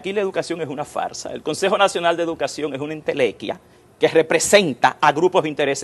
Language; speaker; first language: Spanish; native; Spanish